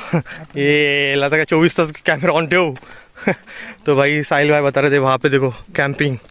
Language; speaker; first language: Hindi; non-native, local second language; Marathi